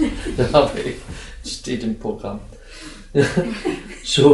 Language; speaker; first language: German; non-native, fluent; Dutch